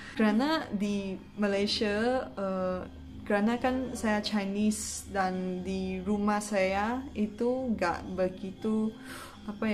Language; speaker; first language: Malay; non-native, local second language; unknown